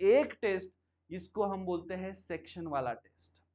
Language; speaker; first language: Hindi; non-native, local second language; Marathi